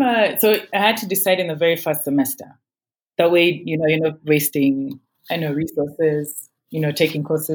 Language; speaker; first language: English; non-native, local second language; Ganda